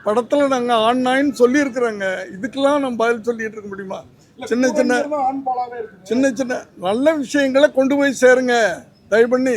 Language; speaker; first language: Tamil; native; Tamil